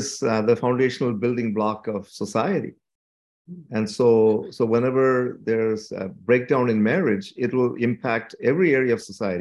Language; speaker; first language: English; non-native, local second language; Tamil